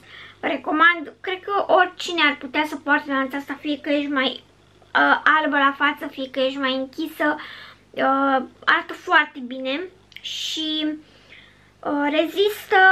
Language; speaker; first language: Romanian; native; Romanian